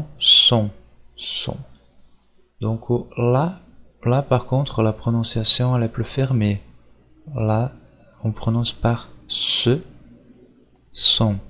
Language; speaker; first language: French; non-native, fluent; Portuguese